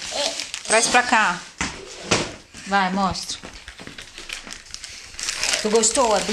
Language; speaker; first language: Portuguese; native; Portuguese